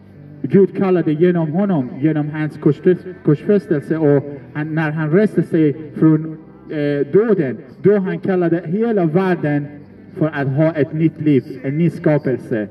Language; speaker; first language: Swedish; non-native, learner; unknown